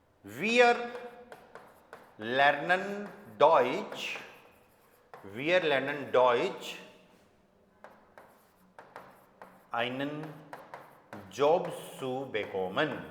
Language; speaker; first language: German; non-native, fluent; Hindi